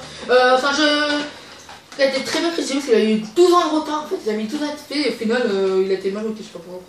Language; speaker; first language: French; native; French